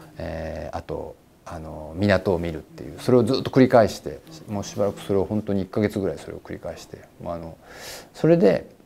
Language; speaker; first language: Japanese; native; Japanese